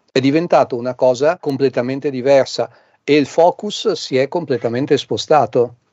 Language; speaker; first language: Italian; native; Italian